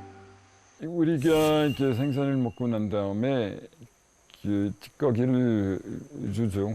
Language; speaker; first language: Korean; non-native, fluent; French